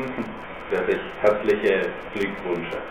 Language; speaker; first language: German; non-native, fluent; Spanish